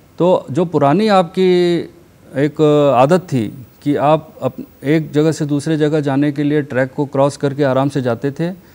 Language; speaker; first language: Hindi; native; Hindi